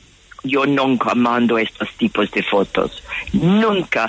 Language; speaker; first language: Spanish; non-native, fluent; English